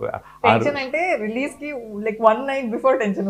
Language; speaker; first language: Telugu; non-native, local second language; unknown